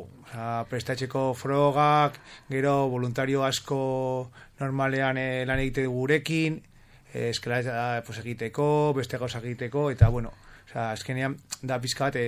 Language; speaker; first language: Basque; non-native, local second language; Spanish